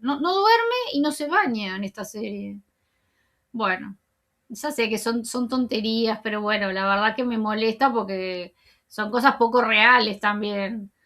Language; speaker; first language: Spanish; native; Spanish